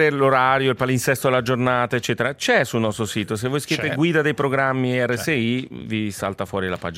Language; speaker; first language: Italian; native; Italian